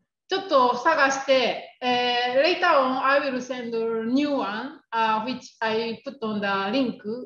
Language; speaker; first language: English; non-native, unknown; Japanese